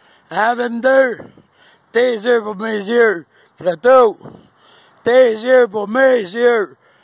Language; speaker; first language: French; native; French